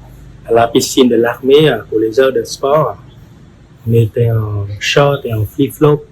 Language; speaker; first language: French; non-native, fluent; Vietnamese